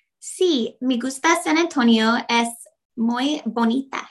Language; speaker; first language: Spanish; non-native, learner; English